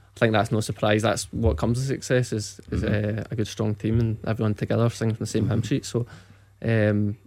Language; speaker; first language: English; native; English